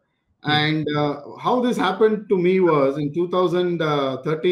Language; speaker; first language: English; non-native, local second language; Telugu